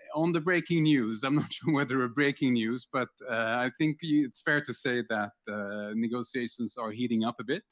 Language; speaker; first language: English; non-native, fluent; Swedish